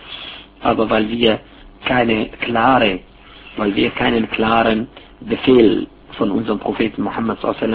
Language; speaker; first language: German; non-native, fluent; Arabic